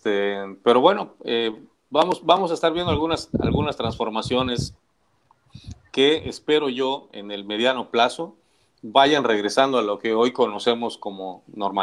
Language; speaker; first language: Spanish; native; Spanish